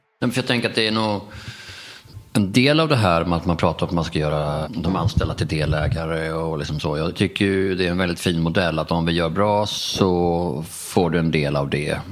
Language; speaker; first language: Swedish; native; Swedish